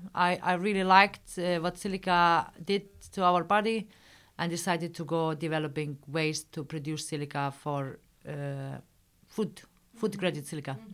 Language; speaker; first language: English; non-native, fluent; Arabic